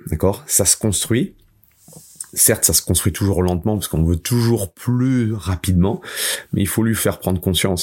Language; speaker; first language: French; native; French